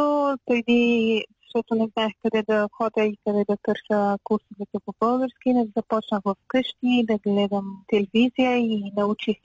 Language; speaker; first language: Bulgarian; non-native, fluent; Persian